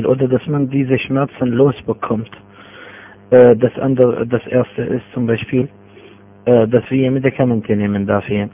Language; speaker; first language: German; non-native, fluent; Arabic